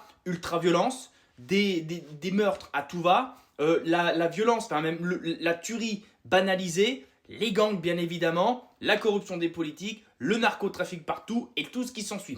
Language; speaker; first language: French; native; French